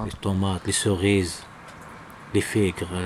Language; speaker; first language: French; non-native, learner; Arabic